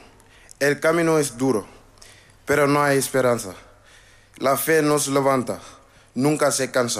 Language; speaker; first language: Spanish; non-native, learner; Wolof